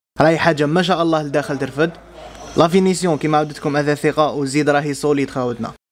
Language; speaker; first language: Arabic; native; Arabic